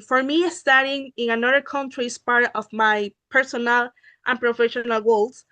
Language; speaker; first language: English; non-native, learner; Spanish